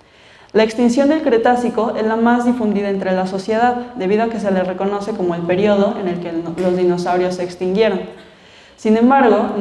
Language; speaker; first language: Spanish; native; Spanish